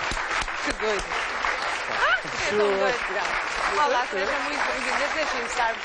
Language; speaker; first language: Portuguese; native; Portuguese